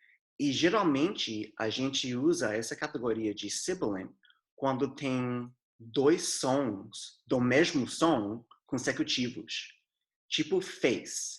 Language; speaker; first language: Portuguese; non-native, fluent; English